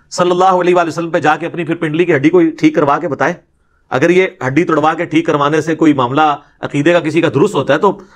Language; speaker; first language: Urdu; non-native, local second language; Punjabi